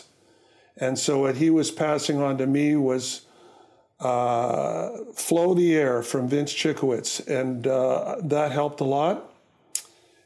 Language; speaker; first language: English; native; English